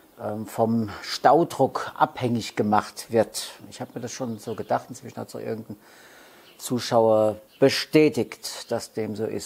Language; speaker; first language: German; native; German